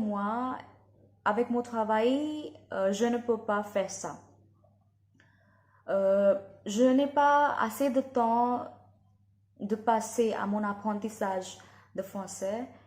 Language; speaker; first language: French; non-native, learner; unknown